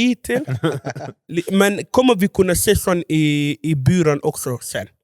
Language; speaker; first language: Swedish; non-native, fluent; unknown